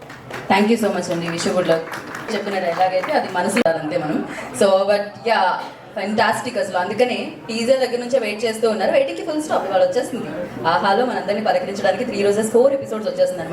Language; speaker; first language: Telugu; native; Telugu